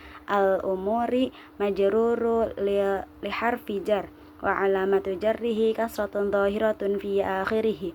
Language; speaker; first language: Arabic; non-native, learner; Indonesian